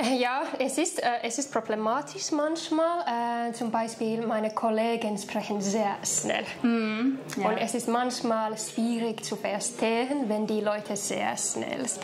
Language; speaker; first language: German; non-native, fluent; Finnish